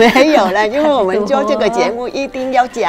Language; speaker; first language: Chinese; non-native, local second language; Vietnamese